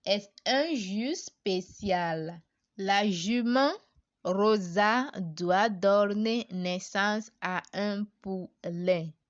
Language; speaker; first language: French; non-native, learner; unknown